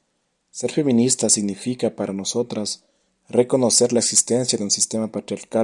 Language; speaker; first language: Spanish; native; Spanish